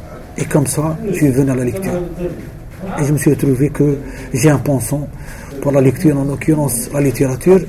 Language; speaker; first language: French; non-native, local second language; Arabic